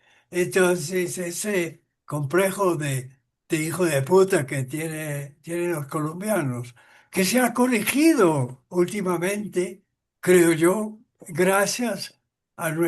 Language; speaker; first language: Spanish; non-native, fluent; English